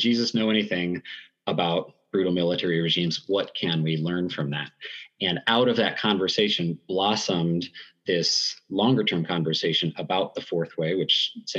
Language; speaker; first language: English; native; English